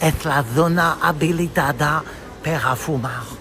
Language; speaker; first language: Spanish; non-native, learner; French